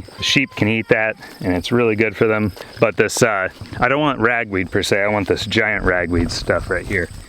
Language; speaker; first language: English; native; English